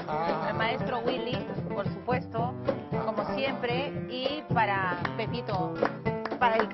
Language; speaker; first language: Spanish; native; Spanish